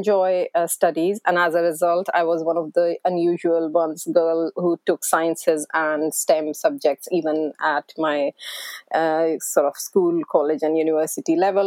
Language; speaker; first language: English; non-native, local second language; Hindi